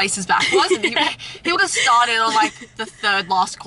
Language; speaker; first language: English; native; English